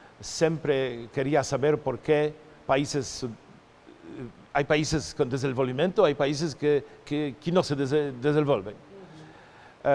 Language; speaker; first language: Portuguese; non-native, fluent; Polish